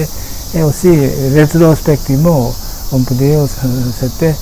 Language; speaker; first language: French; non-native, fluent; Japanese